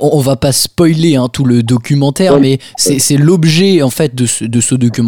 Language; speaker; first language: French; native; French